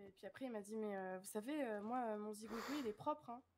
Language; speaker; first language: French; native; French